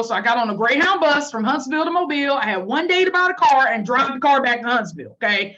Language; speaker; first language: English; native; English